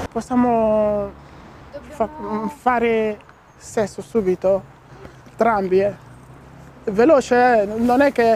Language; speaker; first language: Italian; non-native, learner; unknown